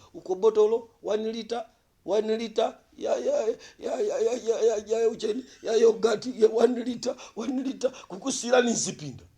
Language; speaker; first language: Nyanja; native; Nyanja